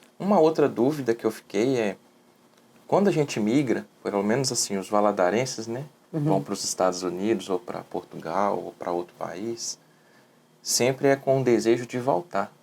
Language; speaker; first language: Portuguese; native; Portuguese